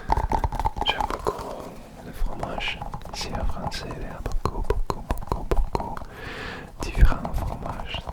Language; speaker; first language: French; non-native, learner; Russian